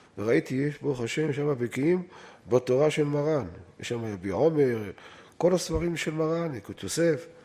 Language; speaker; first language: Hebrew; native; Hebrew